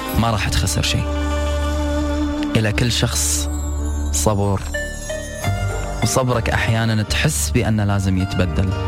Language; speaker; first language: Arabic; native; Arabic